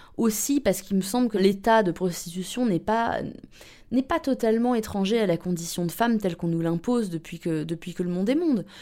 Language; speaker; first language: French; native; French